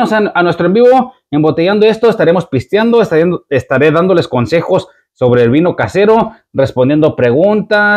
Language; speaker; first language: Spanish; native; Spanish